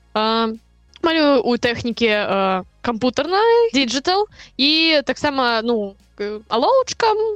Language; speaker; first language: Belarusian; non-native, local second language; Russian